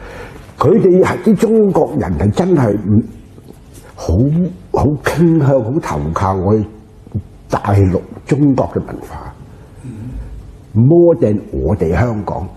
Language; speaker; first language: Cantonese; native; Cantonese